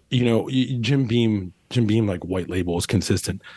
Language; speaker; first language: English; native; English